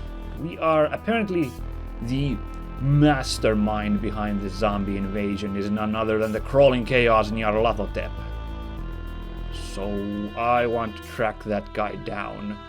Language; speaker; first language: English; native; English